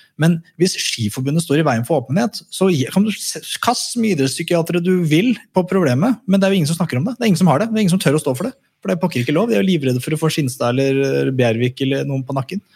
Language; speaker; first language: Norwegian; native; Norwegian